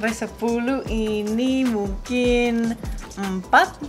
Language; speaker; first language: Indonesian; non-native, learner; English